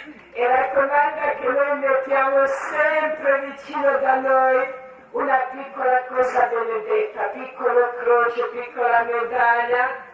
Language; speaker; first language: Italian; non-native, learner; Croatian